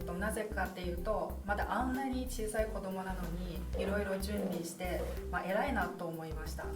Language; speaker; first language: Japanese; non-native, fluent; Chinese